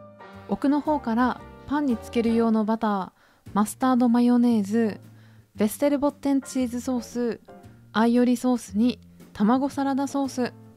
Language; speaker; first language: Japanese; native; Japanese